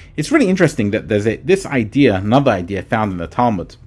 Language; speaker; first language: English; native; English